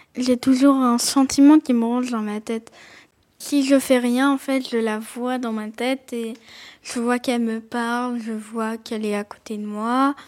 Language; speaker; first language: French; native; French